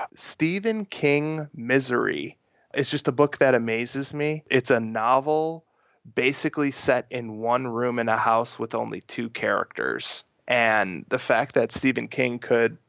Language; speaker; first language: English; native; English